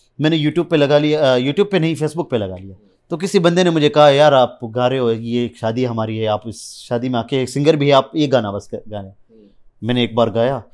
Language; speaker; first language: Urdu; early bilingual, heritage; Urdu